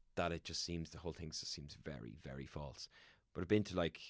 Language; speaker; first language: English; native; English